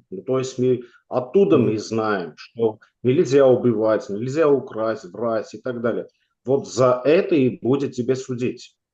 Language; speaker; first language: Russian; non-native, local second language; Armenian